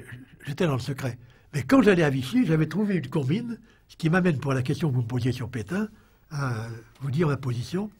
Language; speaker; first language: French; native; French